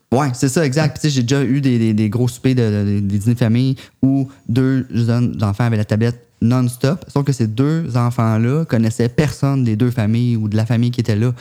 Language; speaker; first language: French; native; French